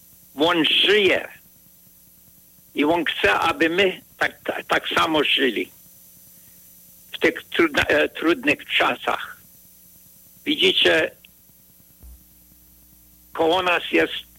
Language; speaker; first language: Polish; early bilingual, heritage; Polish